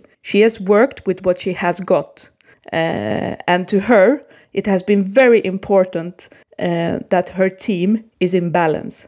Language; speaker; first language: English; non-native, fluent; Swedish